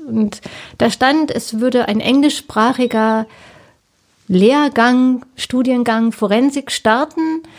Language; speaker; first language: German; native; German